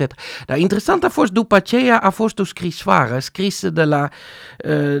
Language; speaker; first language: Romanian; non-native, fluent; Dutch